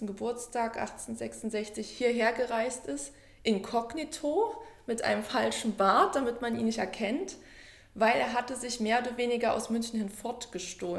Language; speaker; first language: German; native; German